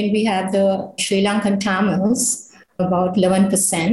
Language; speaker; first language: English; non-native, local second language; Sinhala